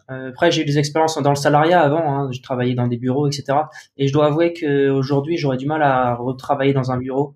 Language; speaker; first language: French; native; French